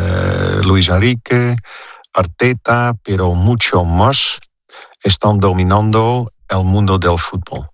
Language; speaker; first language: Spanish; non-native, fluent; Dutch